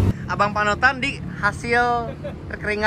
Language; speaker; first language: Indonesian; native; Indonesian